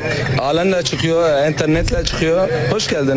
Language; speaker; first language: Turkish; non-native, learner; Arabic